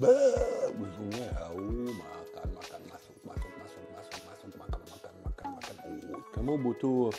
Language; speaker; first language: Indonesian; non-native, learner; French